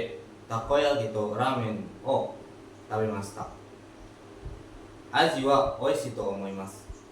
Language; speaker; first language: Japanese; non-native, learner; Indonesian